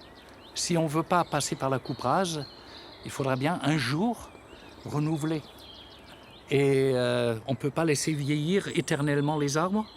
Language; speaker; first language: French; native; French